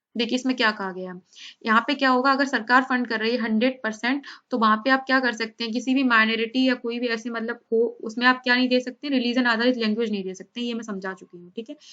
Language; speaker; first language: Hindi; native; Hindi